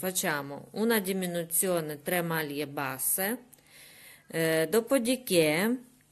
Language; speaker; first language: Italian; non-native, learner; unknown